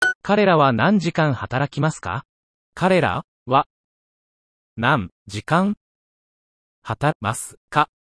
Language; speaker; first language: Japanese; non-native, learner; English